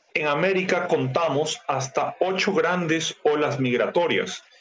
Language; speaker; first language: Spanish; native; Spanish